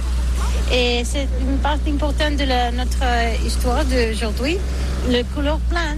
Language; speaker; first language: French; non-native, learner; Catalan